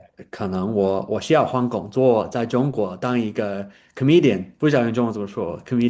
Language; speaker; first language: Chinese; non-native, learner; English